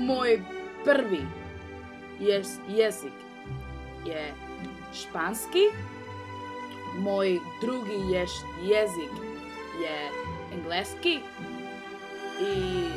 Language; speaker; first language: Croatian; non-native, learner; Spanish